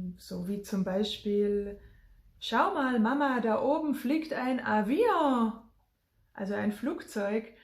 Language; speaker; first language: German; native; German